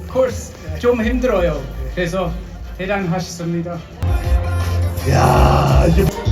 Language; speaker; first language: Korean; non-native, learner; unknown